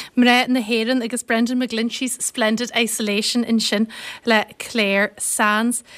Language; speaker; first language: Irish; native; Irish